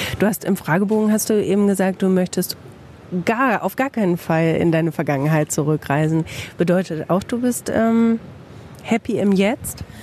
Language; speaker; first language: German; native; German